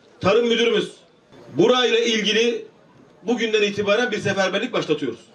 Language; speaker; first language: Turkish; native; Turkish